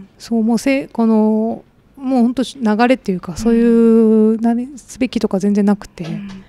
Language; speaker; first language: Japanese; native; Japanese